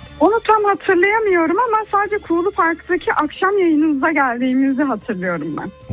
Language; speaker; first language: Turkish; native; Turkish